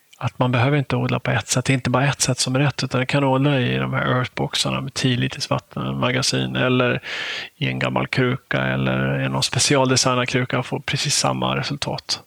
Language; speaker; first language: Swedish; native; Swedish